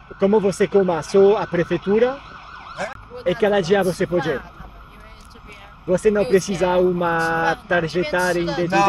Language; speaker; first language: Portuguese; non-native, learner; Spanish